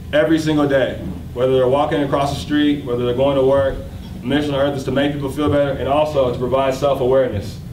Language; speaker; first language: English; native; English